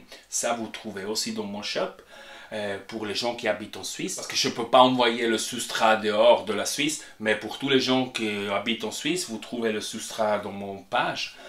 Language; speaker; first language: French; non-native, fluent; Spanish